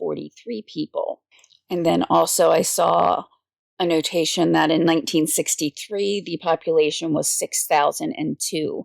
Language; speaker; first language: English; native; English